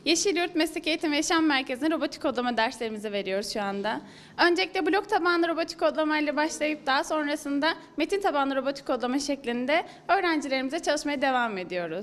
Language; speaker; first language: Turkish; native; Turkish